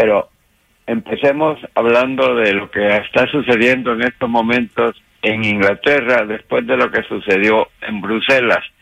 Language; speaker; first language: Spanish; native; Spanish